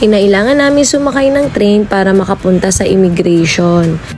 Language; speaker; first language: Filipino; native; Filipino